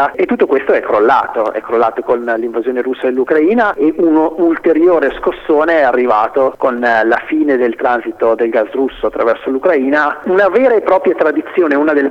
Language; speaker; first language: Italian; native; Italian